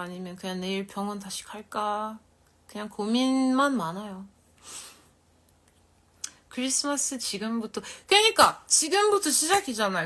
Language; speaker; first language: Korean; non-native, fluent; French